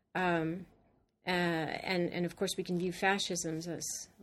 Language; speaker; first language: English; native; English